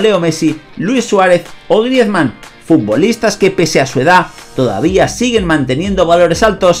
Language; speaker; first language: Spanish; native; Spanish